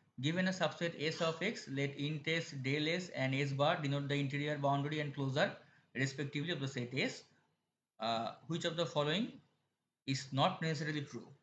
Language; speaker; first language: English; non-native, local second language; Bangla